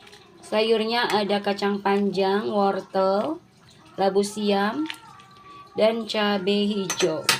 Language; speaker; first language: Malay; non-native, local second language; Sundanese